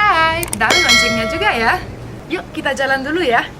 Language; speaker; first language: Indonesian; non-native, fluent; Romanian